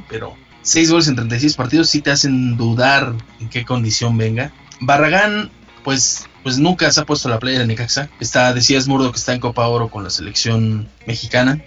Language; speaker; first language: Spanish; native; Spanish